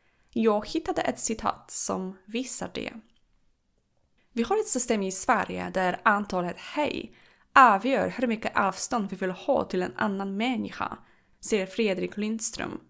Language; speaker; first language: Swedish; non-native, fluent; Polish